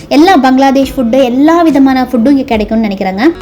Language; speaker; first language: Tamil; non-native, local second language; Malayalam